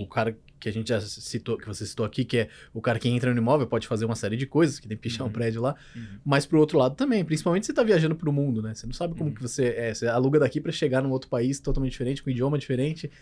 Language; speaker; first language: Portuguese; native; Portuguese